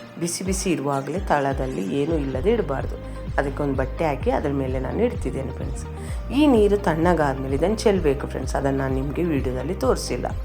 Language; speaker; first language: Kannada; native; Kannada